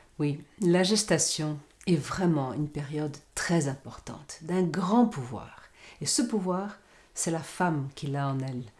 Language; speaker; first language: French; non-native, fluent; Portuguese